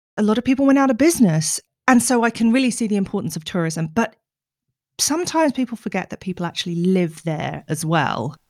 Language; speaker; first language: English; native; English